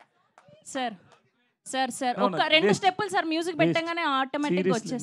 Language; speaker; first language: Telugu; native; Telugu